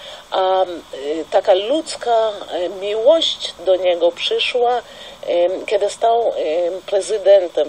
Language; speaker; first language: Polish; non-native, fluent; Russian